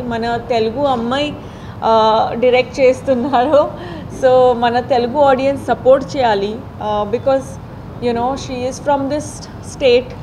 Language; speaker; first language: Telugu; non-native, fluent; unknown